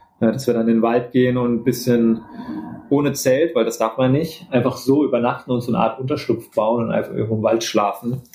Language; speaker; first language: German; native; German